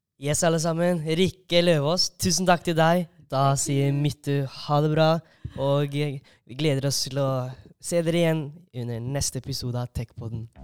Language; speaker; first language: Norwegian; native; Norwegian